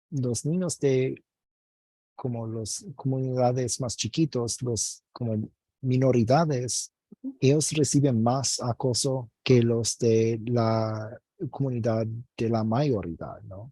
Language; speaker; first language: Spanish; non-native, fluent; English